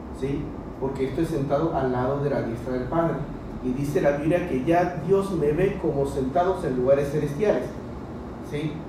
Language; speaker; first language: Spanish; early bilingual, other home language; Chinese